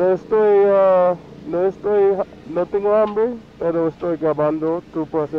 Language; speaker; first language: Spanish; non-native, learner; English